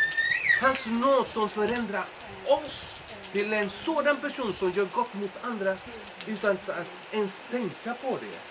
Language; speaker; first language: Swedish; non-native, fluent; Spanish